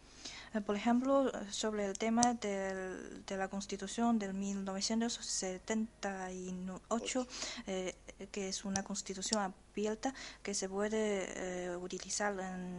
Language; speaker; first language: Spanish; non-native, learner; Chinese